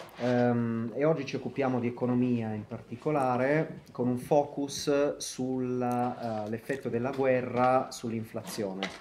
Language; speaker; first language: Italian; native; Italian